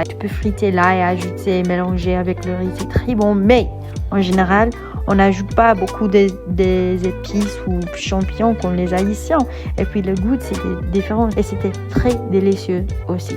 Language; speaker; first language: French; non-native, fluent; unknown